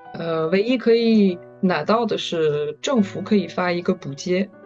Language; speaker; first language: Chinese; non-native, fluent; French